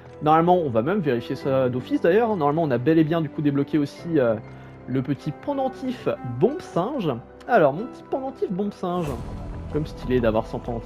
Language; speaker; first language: French; native; French